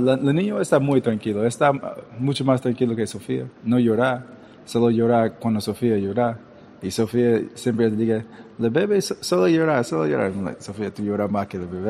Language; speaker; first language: Spanish; early bilingual, heritage; English